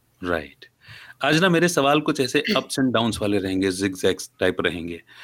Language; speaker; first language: Hindi; native; Hindi